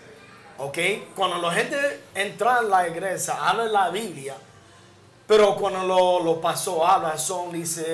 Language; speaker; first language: Spanish; non-native, learner; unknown